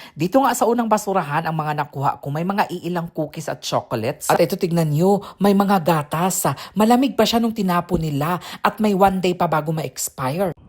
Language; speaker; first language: Filipino; native; Filipino